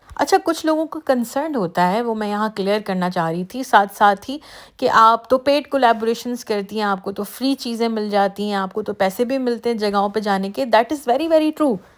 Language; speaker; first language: Urdu; native; Urdu